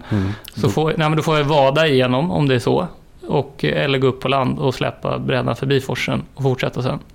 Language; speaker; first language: Swedish; native; Swedish